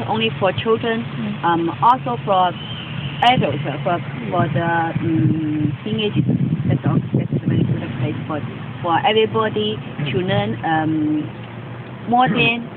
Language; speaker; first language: English; non-native, learner; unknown